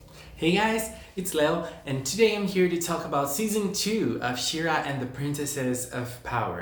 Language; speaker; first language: English; non-native, fluent; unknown